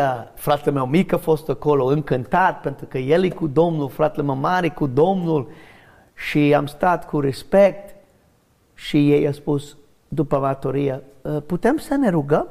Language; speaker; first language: Romanian; non-native, learner; English